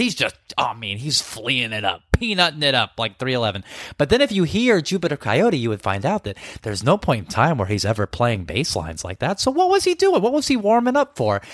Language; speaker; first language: English; native; English